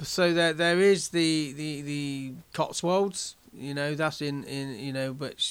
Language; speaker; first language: English; native; English